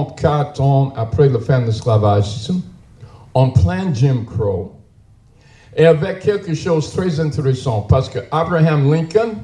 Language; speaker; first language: French; non-native, learner; English